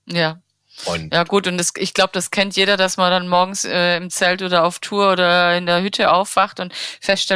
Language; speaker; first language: German; native; German